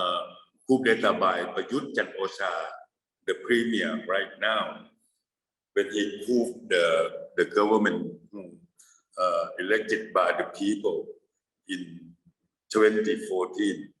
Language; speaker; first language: English; non-native, fluent; Thai